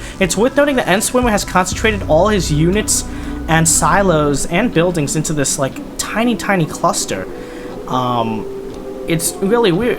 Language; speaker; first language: English; native; English